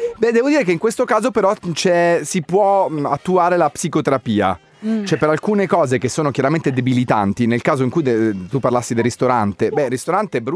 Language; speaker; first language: Italian; native; Italian